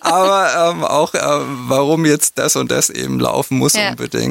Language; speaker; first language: German; native; German